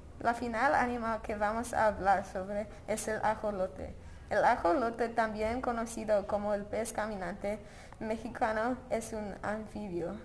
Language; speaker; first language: Spanish; non-native, learner; English